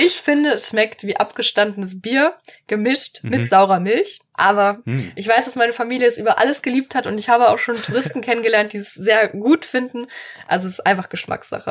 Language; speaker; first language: German; native; German